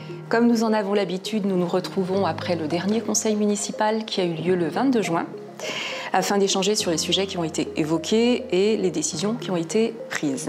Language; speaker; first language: French; native; French